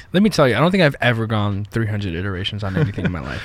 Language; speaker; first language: English; native; English